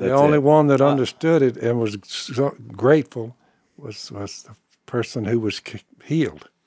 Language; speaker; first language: English; native; English